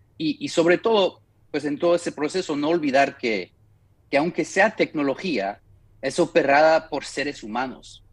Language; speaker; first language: Spanish; non-native, fluent; French